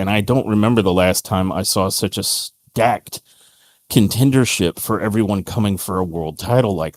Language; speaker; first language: English; native; English